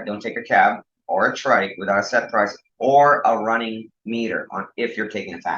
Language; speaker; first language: English; native; English